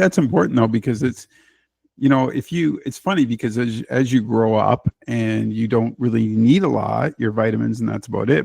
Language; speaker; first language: English; native; English